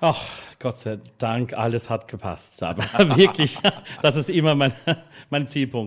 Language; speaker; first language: German; non-native, learner; English